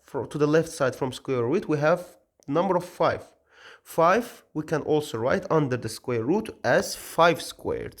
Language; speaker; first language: English; non-native, learner; Azerbaijani